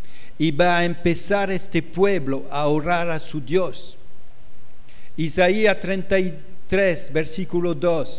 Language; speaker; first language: Spanish; non-native, fluent; French